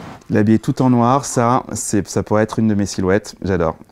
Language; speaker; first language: French; native; French